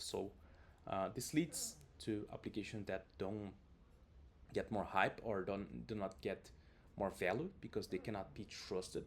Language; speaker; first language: English; non-native, fluent; Portuguese